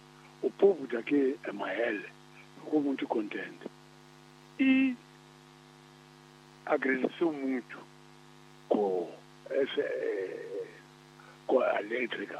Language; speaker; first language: Portuguese; non-native, local second language; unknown